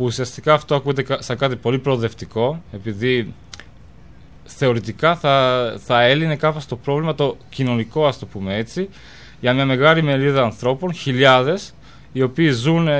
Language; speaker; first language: Greek; non-native, fluent; Albanian